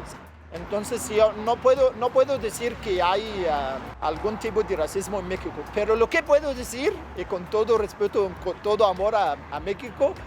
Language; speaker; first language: Spanish; non-native, fluent; Arabic